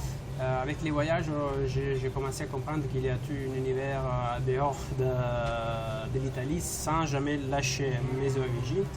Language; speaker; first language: French; non-native, fluent; Italian